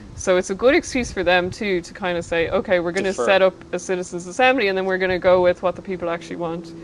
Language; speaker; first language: English; native; English